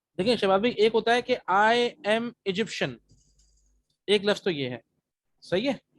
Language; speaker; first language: Urdu; native; Urdu